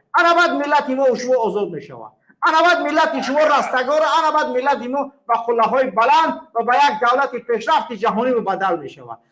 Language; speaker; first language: Tajik; native; Tajik